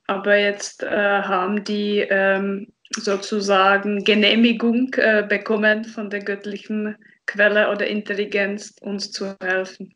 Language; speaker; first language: German; non-native, fluent; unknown